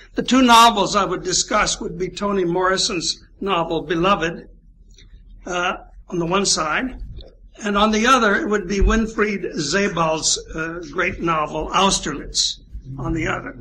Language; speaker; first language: English; native; English